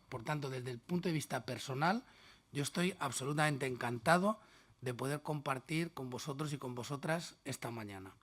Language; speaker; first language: Spanish; native; Spanish